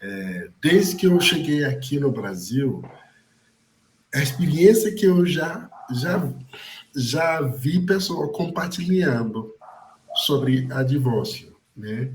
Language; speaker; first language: Portuguese; non-native, fluent; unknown